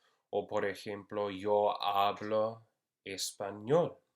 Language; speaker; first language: Spanish; non-native, fluent; English